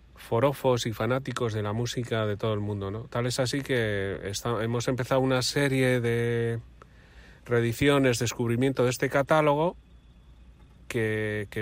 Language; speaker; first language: Spanish; native; Spanish